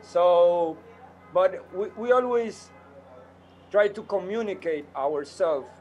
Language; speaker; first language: English; non-native, fluent; Spanish